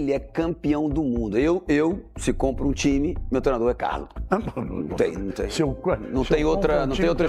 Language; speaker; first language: Portuguese; native; Portuguese